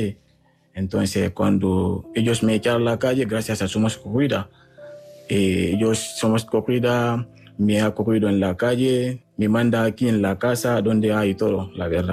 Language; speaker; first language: Spanish; non-native, fluent; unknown